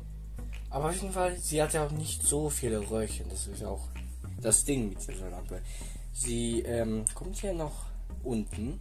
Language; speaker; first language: German; non-native, fluent; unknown